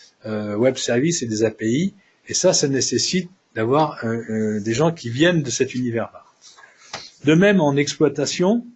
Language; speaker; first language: French; native; French